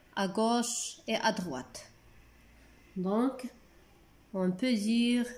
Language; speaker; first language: French; non-native, local second language; Arabic